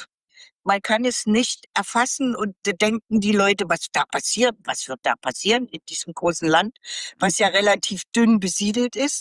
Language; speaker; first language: German; native; German